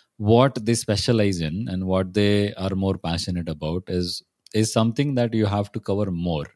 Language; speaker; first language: English; non-native, local second language; Marathi